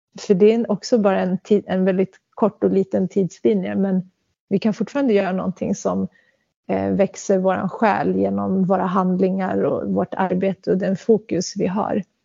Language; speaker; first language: Swedish; early bilingual, other home language; Central Kurdish